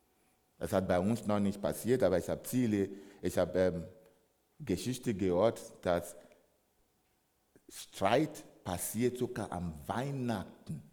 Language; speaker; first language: German; non-native, fluent; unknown